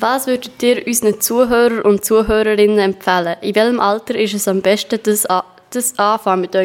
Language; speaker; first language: German; native; German